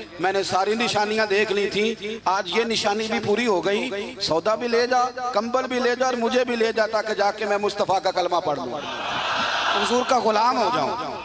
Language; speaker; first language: Urdu; non-native, local second language; Punjabi